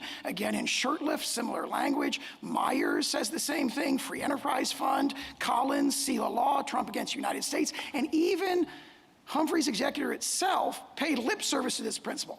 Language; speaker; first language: English; native; English